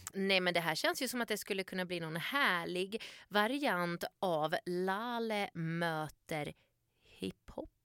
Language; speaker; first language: Swedish; native; Swedish